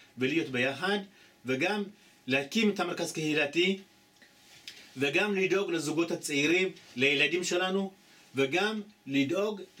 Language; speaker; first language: Hebrew; non-native, fluent; Amharic